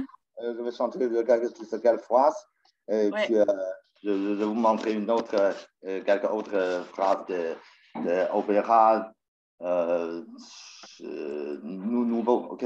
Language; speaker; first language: French; non-native, learner; Chinese